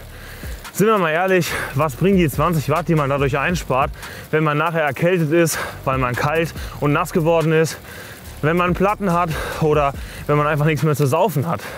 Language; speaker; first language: German; native; German